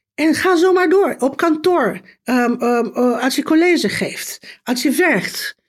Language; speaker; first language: Dutch; non-native, fluent; Romanian